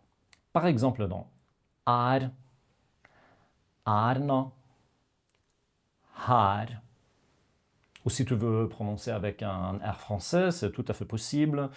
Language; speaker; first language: French; non-native, fluent; Norwegian